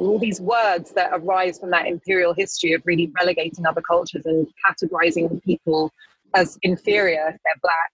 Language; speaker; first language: English; native; English